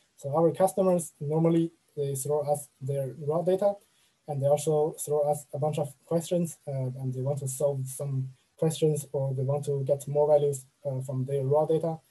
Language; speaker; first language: English; non-native, fluent; Chinese